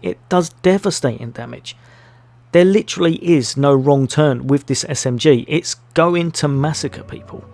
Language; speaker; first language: English; native; English